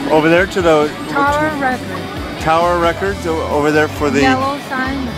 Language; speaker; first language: English; native; English